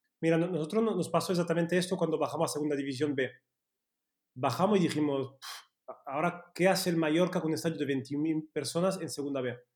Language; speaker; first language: Spanish; early bilingual, heritage; Spanish